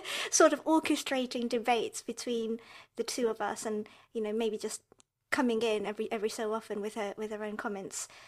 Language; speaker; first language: English; early bilingual, other home language; Japanese